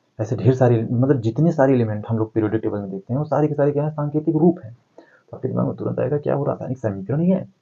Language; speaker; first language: Hindi; native; Hindi